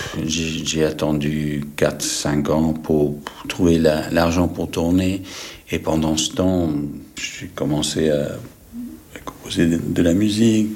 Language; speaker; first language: French; non-native, fluent; English